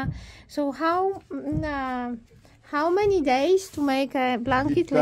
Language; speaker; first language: English; non-native, learner; Polish